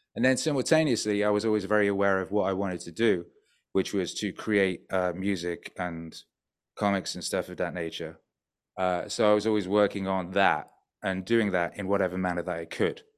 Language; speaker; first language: English; native; English